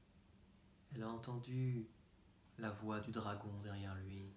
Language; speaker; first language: French; native; French